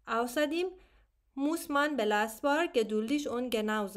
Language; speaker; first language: German; non-native, learner; Persian